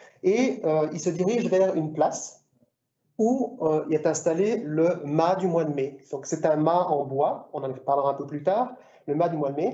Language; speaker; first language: French; native; French